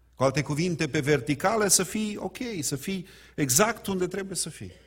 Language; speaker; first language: Romanian; native; Romanian